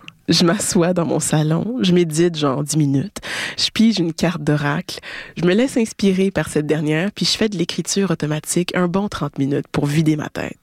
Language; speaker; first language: French; native; French